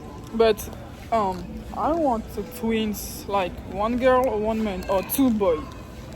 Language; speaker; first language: English; non-native, learner; Haitian Creole